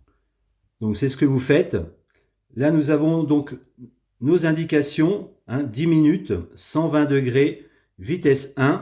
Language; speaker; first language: French; native; French